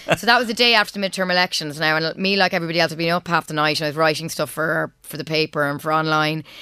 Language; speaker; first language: English; native; English